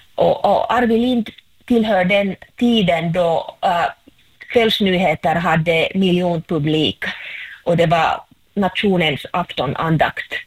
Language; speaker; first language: Swedish; non-native, local second language; Finnish